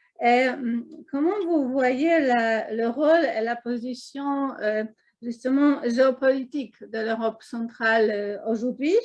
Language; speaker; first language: French; non-native, fluent; Polish